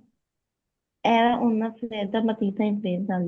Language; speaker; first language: Italian; non-native, learner; Urdu